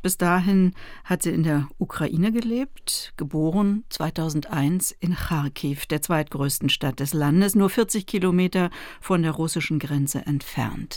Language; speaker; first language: German; native; German